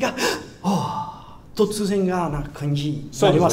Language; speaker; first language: Japanese; non-native, learner; Portuguese